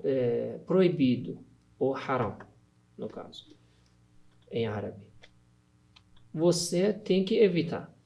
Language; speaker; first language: Portuguese; non-native, learner; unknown